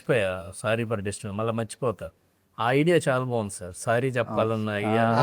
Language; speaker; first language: Telugu; native; Telugu